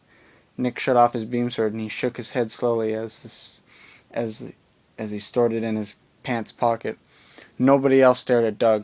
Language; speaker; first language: English; native; English